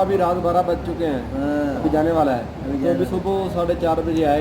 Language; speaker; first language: Urdu; native; Urdu